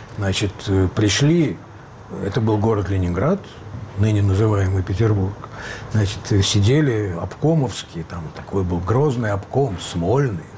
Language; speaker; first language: Russian; native; Russian